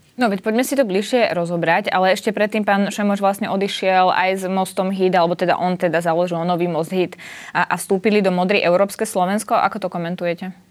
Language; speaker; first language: Slovak; native; Slovak